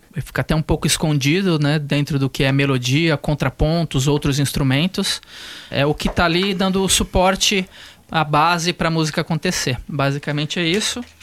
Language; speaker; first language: Portuguese; native; Portuguese